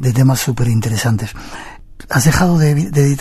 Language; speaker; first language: Spanish; native; Spanish